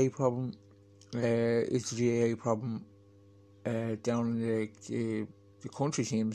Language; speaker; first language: English; native; English